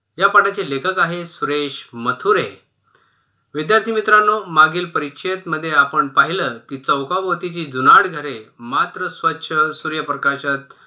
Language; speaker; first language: Marathi; non-native, local second language; Urdu